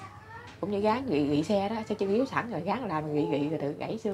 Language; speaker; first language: Vietnamese; native; Vietnamese